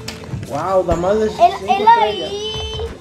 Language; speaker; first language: Spanish; native; Spanish